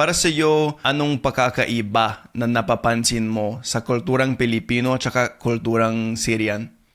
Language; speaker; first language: Filipino; non-native, fluent; English